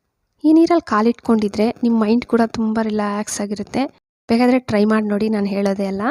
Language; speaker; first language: Kannada; native; Kannada